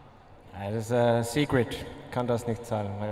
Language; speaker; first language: German; non-native, learner; Icelandic